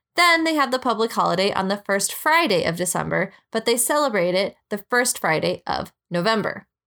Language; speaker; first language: English; native; English